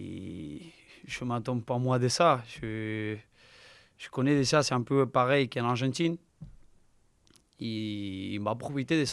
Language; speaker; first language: French; non-native, learner; Spanish